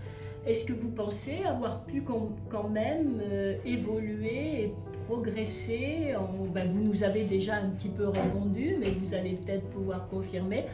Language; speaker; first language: French; native; French